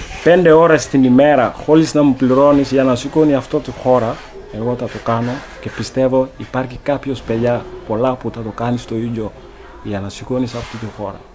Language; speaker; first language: Greek; non-native, learner; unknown